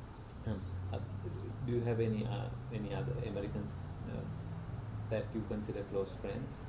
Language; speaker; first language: English; non-native, fluent; Sinhala